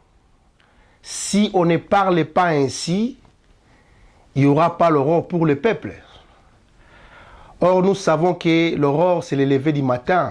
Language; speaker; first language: French; non-native, local second language; Lingala